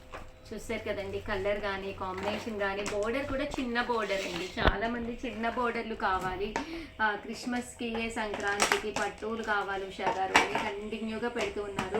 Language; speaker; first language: Telugu; native; Telugu